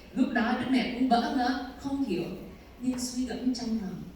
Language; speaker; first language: Vietnamese; early bilingual, heritage; Vietnamese